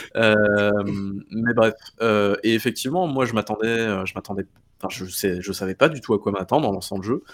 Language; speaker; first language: French; native; French